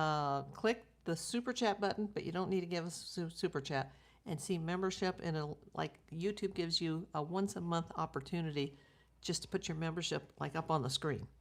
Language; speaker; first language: English; native; English